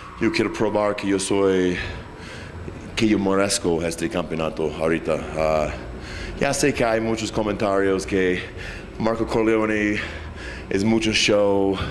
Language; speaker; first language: Spanish; non-native, fluent; English